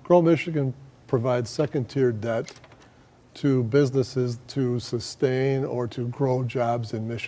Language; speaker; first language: English; native; English